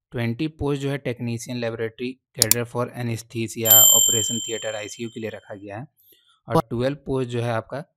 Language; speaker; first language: Hindi; native; Hindi